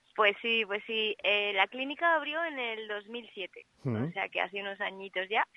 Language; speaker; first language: Spanish; native; Spanish